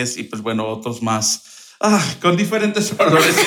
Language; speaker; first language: Spanish; native; Spanish